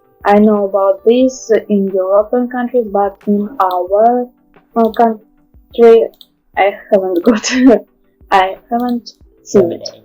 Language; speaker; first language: English; non-native, learner; Russian